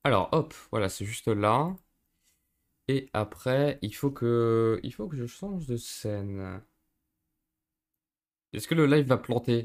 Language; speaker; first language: French; native; French